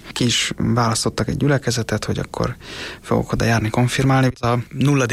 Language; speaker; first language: Hungarian; native; Hungarian